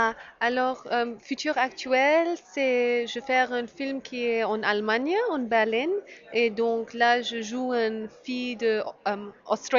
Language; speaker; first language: French; non-native, learner; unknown